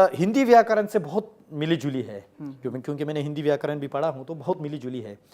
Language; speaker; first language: Hindi; non-native, local second language; Ladakhi